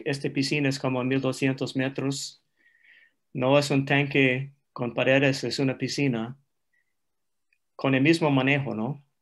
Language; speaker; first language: Spanish; non-native, fluent; English